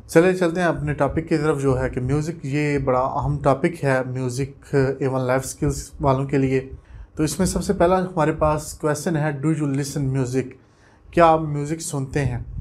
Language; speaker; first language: Urdu; non-native, local second language; Punjabi